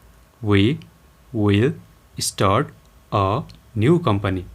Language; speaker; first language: English; non-native, local second language; Nepali